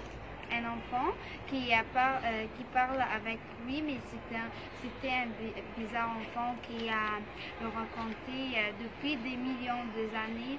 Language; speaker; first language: French; non-native, learner; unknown